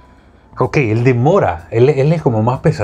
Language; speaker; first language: Spanish; native; Spanish